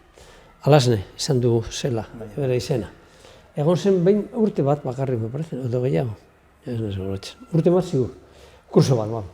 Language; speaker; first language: Basque; non-native, local second language; Spanish